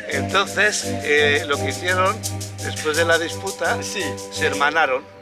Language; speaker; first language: Spanish; native; Spanish